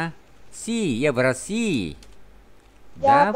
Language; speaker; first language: Russian; non-native, fluent; Vietnamese